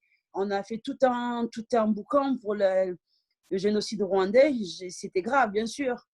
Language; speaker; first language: French; early bilingual, other home language; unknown